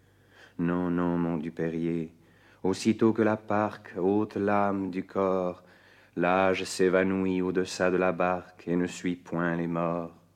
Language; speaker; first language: French; native; French